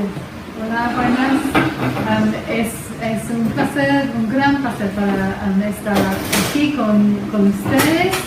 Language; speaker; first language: Spanish; non-native, fluent; English